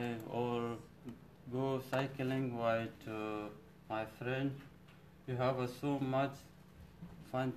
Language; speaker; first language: English; non-native, learner; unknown